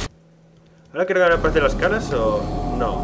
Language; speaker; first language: Spanish; native; Spanish